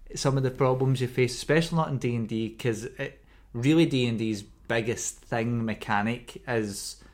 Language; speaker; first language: English; native; English